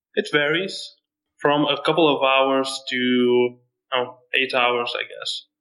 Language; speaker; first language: English; non-native, fluent; Lithuanian